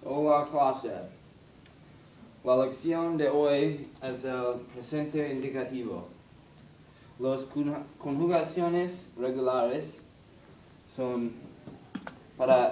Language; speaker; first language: Spanish; non-native, learner; English